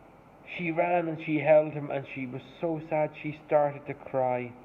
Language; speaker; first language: English; native; English